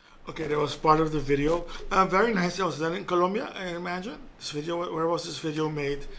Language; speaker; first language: English; non-native, local second language; Papiamento